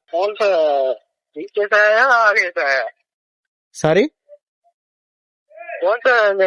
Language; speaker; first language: Hindi; non-native, local second language; Tamil